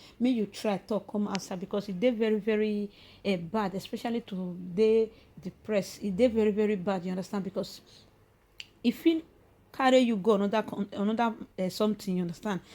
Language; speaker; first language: Nigerian Pidgin; native; Nigerian Pidgin